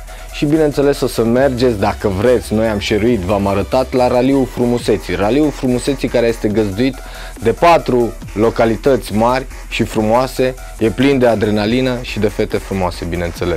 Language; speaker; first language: Romanian; native; Romanian